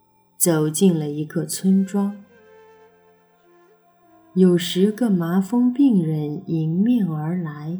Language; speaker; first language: Chinese; native; Chinese